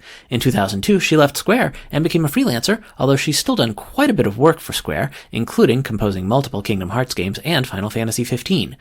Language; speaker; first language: English; native; English